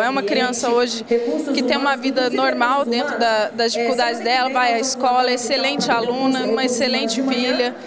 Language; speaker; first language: Portuguese; native; Portuguese